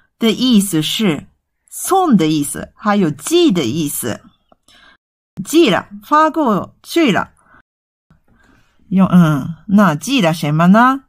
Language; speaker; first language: Chinese; non-native, fluent; Japanese